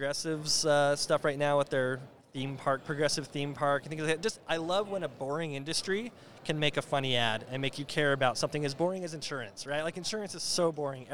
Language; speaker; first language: English; native; English